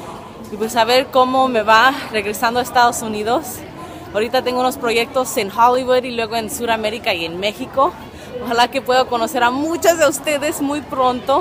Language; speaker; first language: Spanish; early bilingual, other home language; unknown